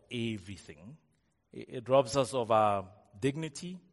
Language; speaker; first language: English; non-native, local second language; Tswana